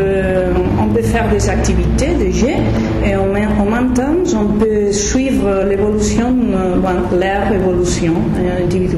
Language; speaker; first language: French; non-native, learner; Spanish